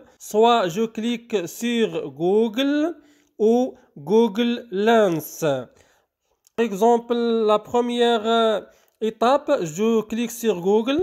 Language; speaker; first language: French; non-native, local second language; Arabic